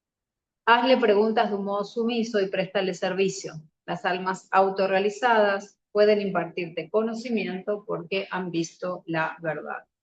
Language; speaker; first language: Spanish; native; Spanish